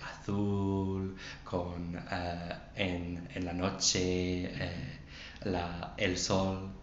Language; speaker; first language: Spanish; non-native, learner; English